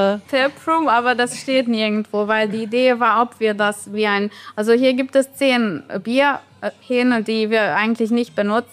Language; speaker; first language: German; non-native, fluent; Bosnian